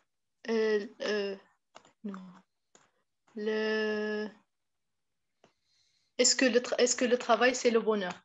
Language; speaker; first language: French; non-native, fluent; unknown